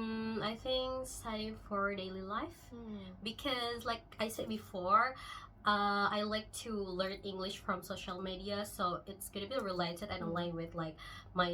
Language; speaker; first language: English; non-native, local second language; Indonesian